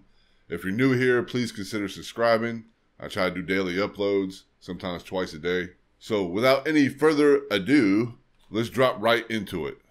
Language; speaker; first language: English; native; English